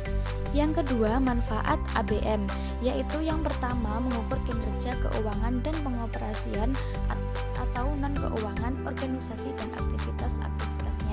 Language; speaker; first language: Indonesian; native; Indonesian